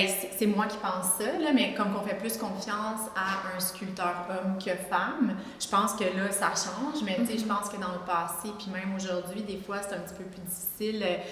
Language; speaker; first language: French; native; French